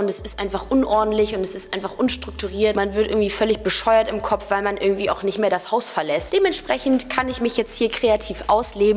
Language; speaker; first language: German; native; German